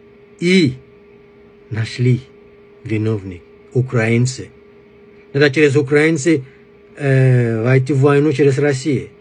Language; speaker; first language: Russian; non-native, fluent; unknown